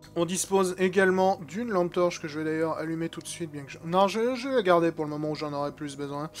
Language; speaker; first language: French; native; French